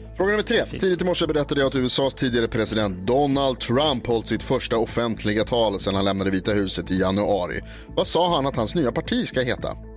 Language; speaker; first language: Swedish; native; Swedish